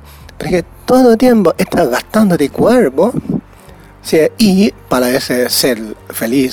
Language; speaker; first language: Spanish; non-native, learner; Chinese